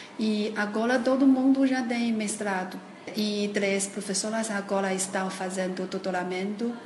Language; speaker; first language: Portuguese; non-native, fluent; Chinese